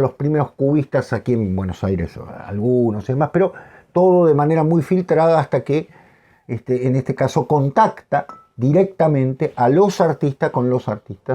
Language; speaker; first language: Spanish; native; Spanish